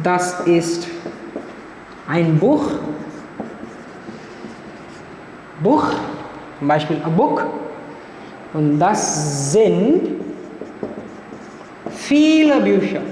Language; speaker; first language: German; non-native, fluent; Marathi